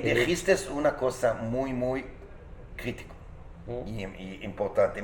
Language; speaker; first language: Spanish; non-native, fluent; Hebrew